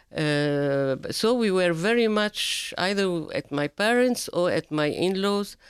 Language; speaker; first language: English; non-native, fluent; Arabic